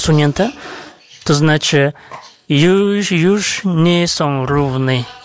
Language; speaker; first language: Polish; non-native, fluent; Kazakh